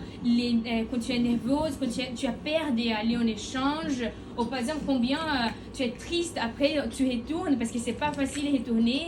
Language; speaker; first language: French; non-native, learner; Portuguese